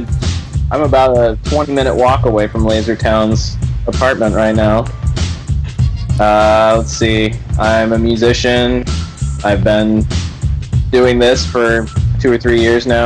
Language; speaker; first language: English; native; English